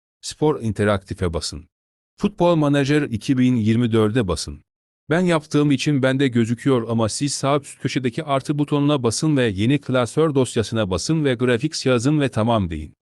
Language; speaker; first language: Turkish; native; Turkish